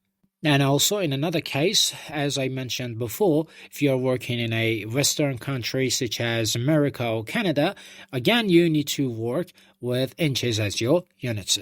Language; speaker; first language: English; non-native, fluent; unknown